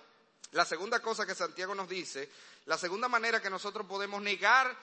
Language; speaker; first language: Spanish; native; Spanish